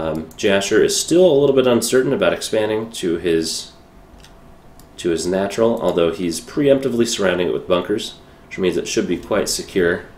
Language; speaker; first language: English; native; English